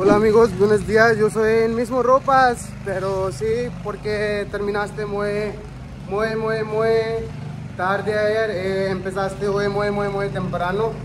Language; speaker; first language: Spanish; non-native, learner; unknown